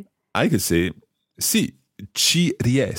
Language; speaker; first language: Italian; non-native, fluent; English